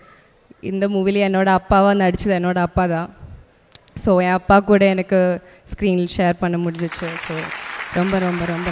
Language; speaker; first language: Tamil; non-native, learner; Malayalam